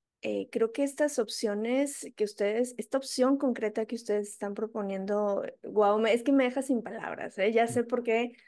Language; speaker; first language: Spanish; native; Spanish